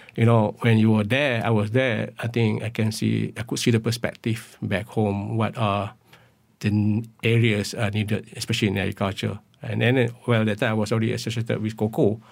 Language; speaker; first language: English; non-native, local second language; Malay